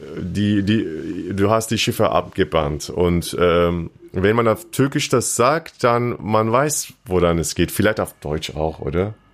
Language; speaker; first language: German; non-native, fluent; Turkish